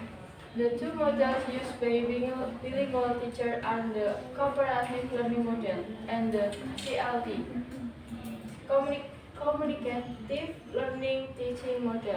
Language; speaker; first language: English; non-native, learner; Indonesian